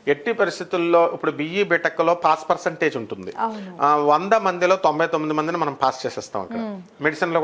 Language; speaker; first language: Telugu; native; Telugu